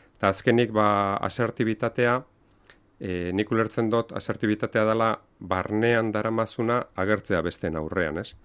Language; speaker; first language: Basque; non-native, local second language; Spanish